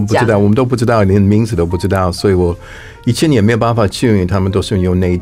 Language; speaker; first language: Chinese; non-native, fluent; English